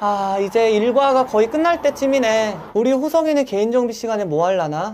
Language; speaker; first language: Korean; native; Korean